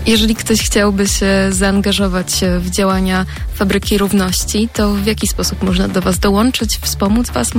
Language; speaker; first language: Polish; native; Polish